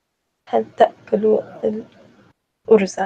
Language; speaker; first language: Arabic; non-native, learner; English